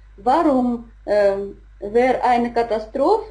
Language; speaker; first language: German; non-native, learner; Russian